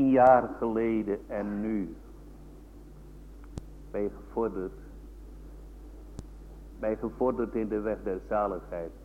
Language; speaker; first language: Dutch; native; Dutch